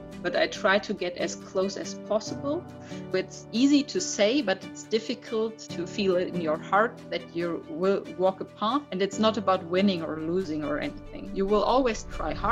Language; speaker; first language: English; non-native, fluent; German